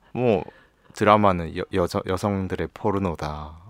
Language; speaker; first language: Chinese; non-native, learner; Korean